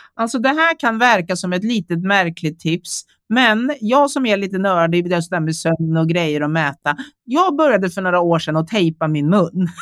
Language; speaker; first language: Swedish; native; Swedish